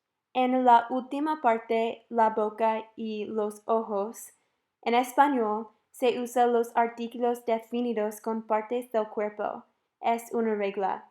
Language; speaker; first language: Spanish; non-native, fluent; English